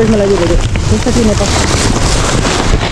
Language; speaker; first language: Spanish; native; Spanish